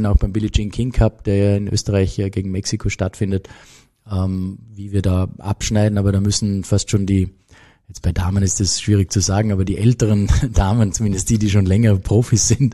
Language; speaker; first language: German; native; German